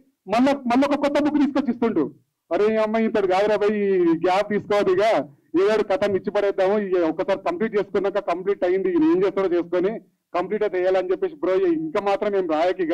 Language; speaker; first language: Telugu; native; Telugu